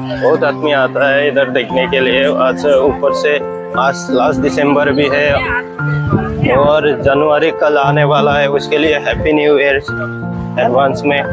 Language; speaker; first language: Hindi; non-native, local second language; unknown